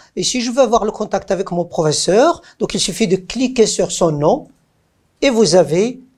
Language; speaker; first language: French; non-native, local second language; Arabic